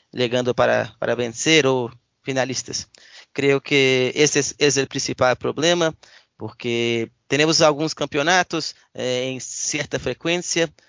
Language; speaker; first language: Spanish; non-native, learner; Portuguese